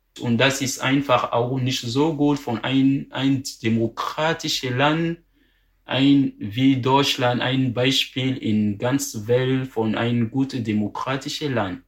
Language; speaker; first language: German; non-native, learner; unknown